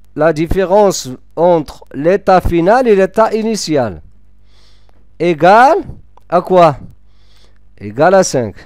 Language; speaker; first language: French; non-native, local second language; Arabic